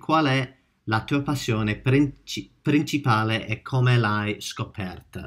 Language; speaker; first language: Italian; non-native, learner; English